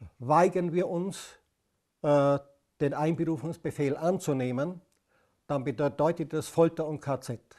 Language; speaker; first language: German; native; German